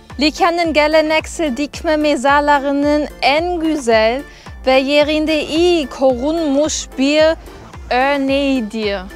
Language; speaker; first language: Turkish; non-native, learner; German